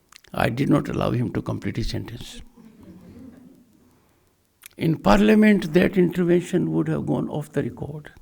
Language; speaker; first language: English; non-native, local second language; Hindi